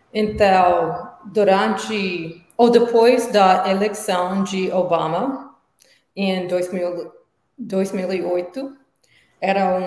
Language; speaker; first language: Portuguese; non-native, learner; English